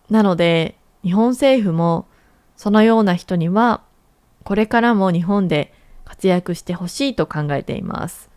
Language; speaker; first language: Japanese; native; Japanese